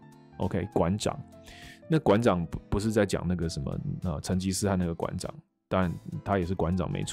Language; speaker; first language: Chinese; native; Chinese